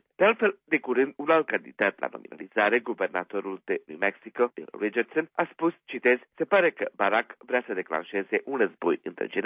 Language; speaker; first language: Romanian; native; Romanian